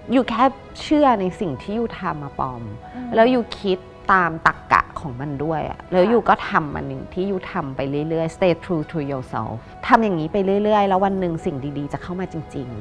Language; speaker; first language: Thai; native; Thai